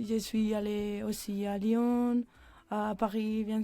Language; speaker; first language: French; non-native, learner; Spanish